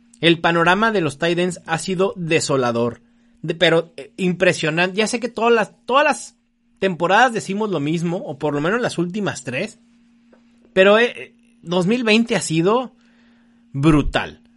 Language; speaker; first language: Spanish; native; Spanish